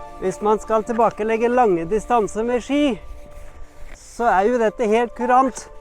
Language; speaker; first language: Norwegian; non-native, fluent; German